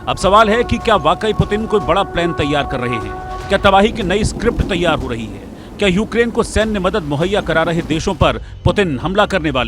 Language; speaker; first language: Hindi; native; Hindi